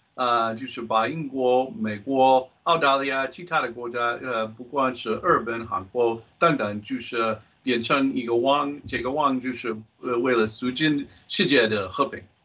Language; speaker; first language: Chinese; non-native, fluent; English